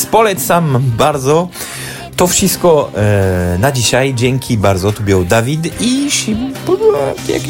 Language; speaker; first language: Polish; non-native, learner; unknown